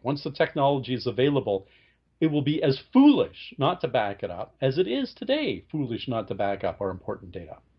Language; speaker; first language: English; native; English